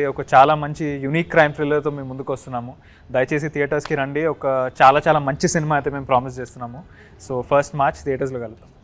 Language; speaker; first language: Telugu; native; Telugu